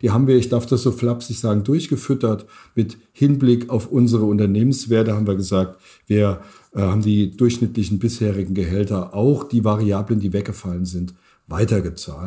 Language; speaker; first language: German; native; German